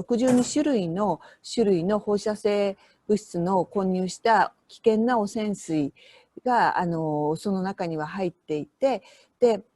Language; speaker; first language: Japanese; native; Japanese